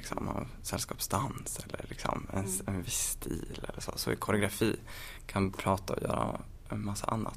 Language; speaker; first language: Swedish; native; Swedish